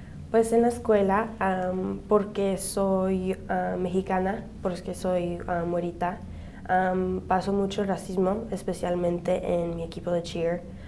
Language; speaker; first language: Spanish; early bilingual, heritage; Spanish